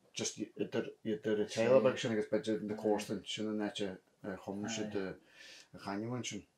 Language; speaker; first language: Irish; native; Irish